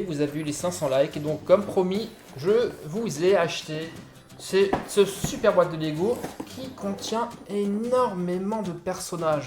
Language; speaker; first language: French; native; French